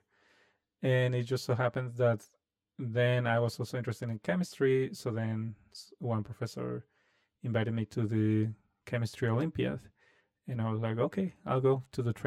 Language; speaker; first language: English; non-native, fluent; Spanish